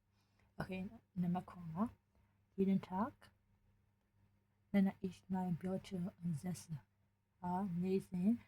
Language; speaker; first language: German; non-native, learner; Burmese